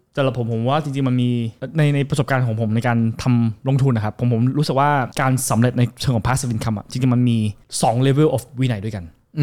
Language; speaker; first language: Thai; early bilingual, heritage; Thai